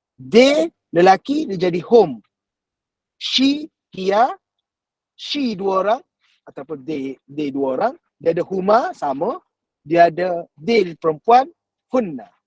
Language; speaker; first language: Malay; native; Malay